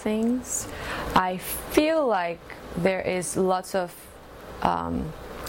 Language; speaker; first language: English; non-native, fluent; Portuguese